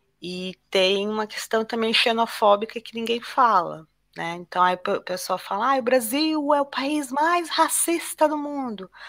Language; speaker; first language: Portuguese; native; Portuguese